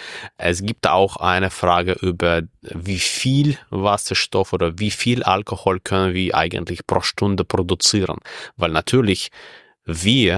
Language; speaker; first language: German; non-native, fluent; Russian